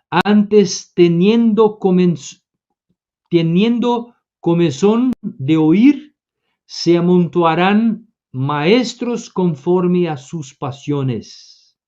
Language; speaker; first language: Spanish; non-native, fluent; Portuguese